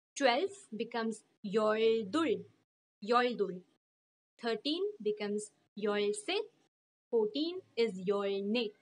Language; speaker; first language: Hindi; native; Hindi